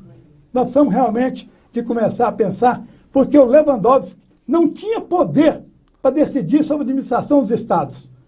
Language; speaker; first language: Portuguese; native; Portuguese